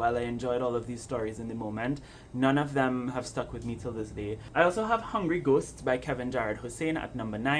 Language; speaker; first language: English; native; English